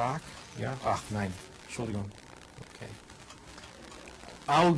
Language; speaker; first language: German; non-native, fluent; English